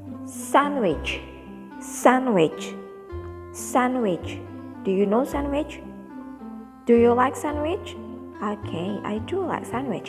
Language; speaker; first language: English; non-native, fluent; Indonesian